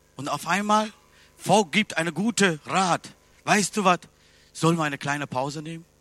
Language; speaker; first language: German; non-native, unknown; Tamil